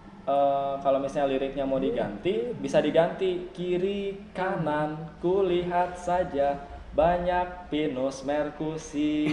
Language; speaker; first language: Indonesian; native; Indonesian